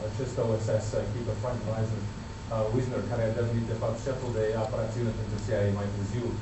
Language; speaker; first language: Romanian; non-native, learner; English